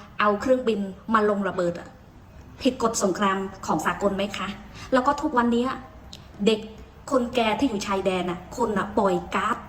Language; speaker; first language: Thai; non-native, fluent; Khmer